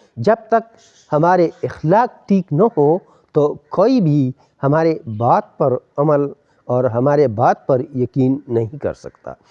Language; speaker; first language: Urdu; non-native, local second language; Pashto